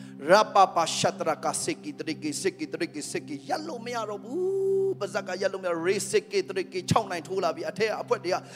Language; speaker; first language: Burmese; non-native, local second language; Tedim Chin